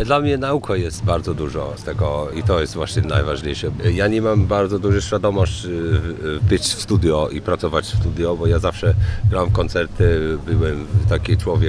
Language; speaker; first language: Polish; non-native, learner; English